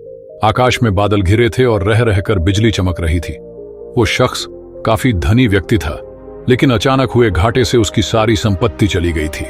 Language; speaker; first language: Hindi; native; Hindi